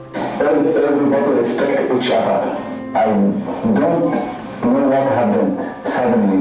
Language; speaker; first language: English; non-native, learner; Arabic